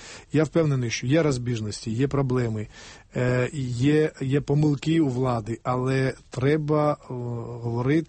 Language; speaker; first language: Ukrainian; non-native, fluent; Georgian